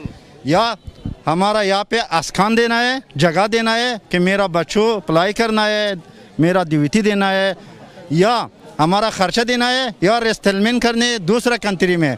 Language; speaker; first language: Hindi; non-native, learner; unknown